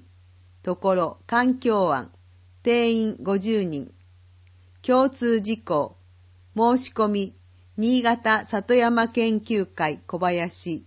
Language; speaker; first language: Japanese; native; Japanese